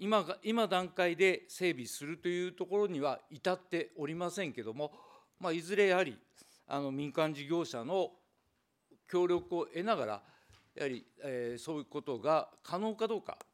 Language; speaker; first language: Japanese; native; Japanese